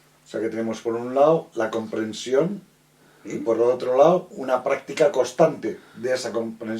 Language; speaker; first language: Spanish; native; Spanish